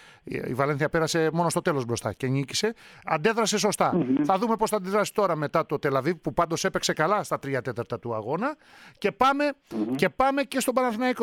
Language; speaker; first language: Greek; native; Greek